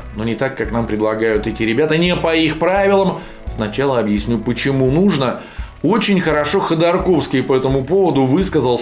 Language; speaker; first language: Russian; native; Russian